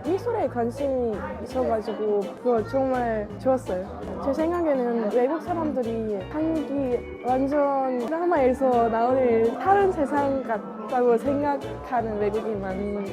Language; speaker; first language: Korean; non-native, learner; German